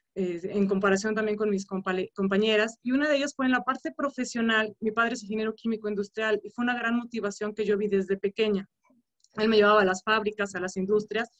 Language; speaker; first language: Spanish; native; Spanish